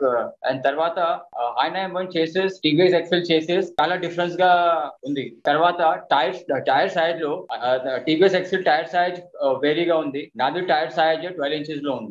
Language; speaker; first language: Telugu; non-native, local second language; Hindi